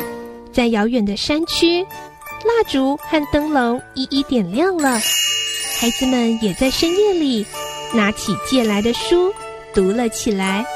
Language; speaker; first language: Chinese; native; Chinese